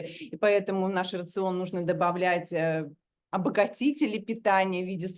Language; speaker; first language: Russian; native; Russian